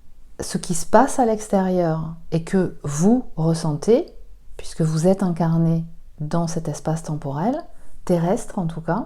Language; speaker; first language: French; native; French